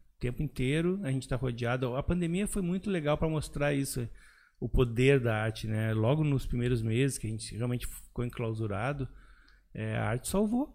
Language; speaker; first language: Portuguese; native; Portuguese